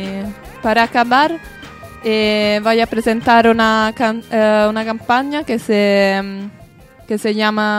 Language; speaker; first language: Spanish; non-native, learner; Italian